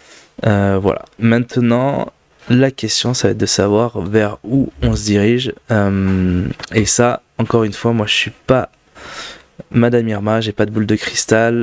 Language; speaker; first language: French; native; French